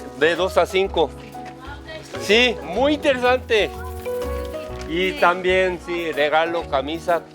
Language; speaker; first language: Spanish; non-native, learner; Korean